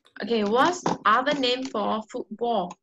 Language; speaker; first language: English; non-native, learner; Vietnamese